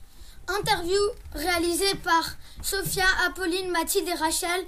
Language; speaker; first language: French; native; French